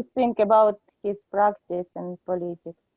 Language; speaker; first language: English; non-native, learner; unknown